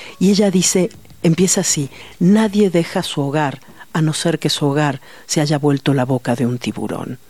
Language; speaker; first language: Spanish; native; Spanish